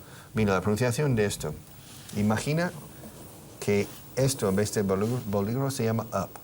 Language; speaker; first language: Spanish; non-native, fluent; English